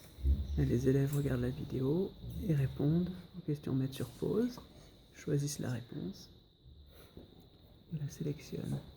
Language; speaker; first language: French; native; French